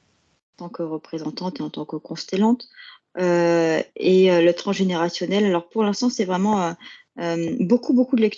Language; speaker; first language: French; native; French